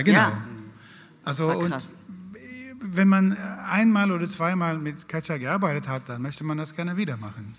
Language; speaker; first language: German; non-native, fluent; Swedish